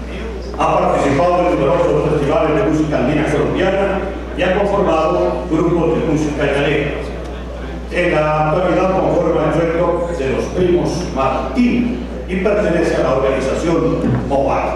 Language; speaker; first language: Spanish; native; Spanish